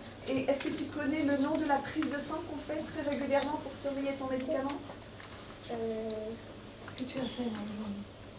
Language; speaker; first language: French; native; French